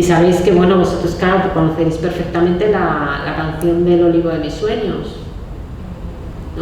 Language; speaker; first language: Spanish; native; Spanish